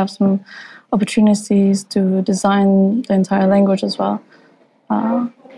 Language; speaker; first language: English; non-native, fluent; Danish